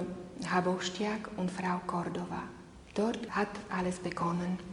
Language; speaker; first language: German; non-native, learner; Slovak